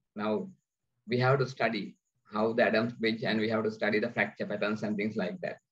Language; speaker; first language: English; non-native, local second language; Sinhala